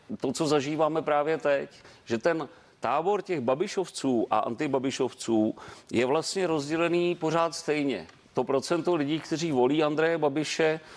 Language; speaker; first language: Czech; native; Czech